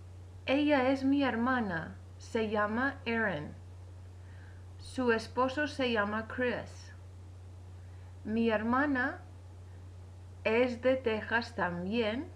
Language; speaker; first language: Spanish; non-native, fluent; English